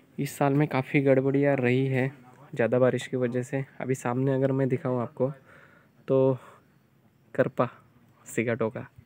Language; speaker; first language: Hindi; native; Hindi